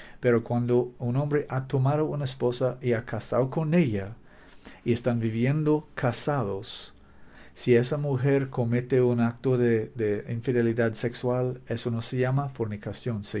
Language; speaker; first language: Spanish; non-native, learner; English